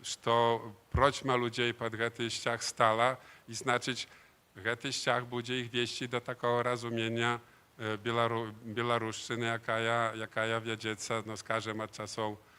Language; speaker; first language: Polish; non-native, learner; Belarusian